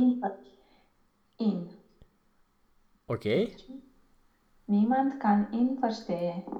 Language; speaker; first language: German; non-native, learner; Romanian